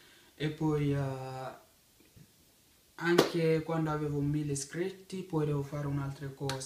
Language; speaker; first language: Italian; non-native, learner; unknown